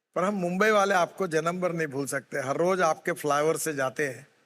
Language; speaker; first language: Hindi; non-native, local second language; Marathi